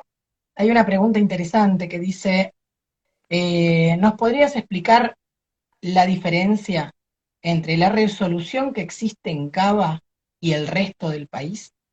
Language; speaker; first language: Spanish; native; Spanish